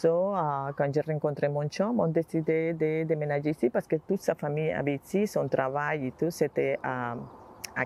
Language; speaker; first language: French; non-native, learner; Spanish